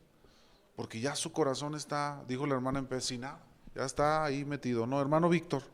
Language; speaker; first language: Spanish; native; Spanish